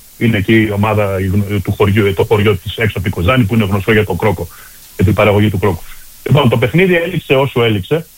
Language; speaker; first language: Greek; native; Greek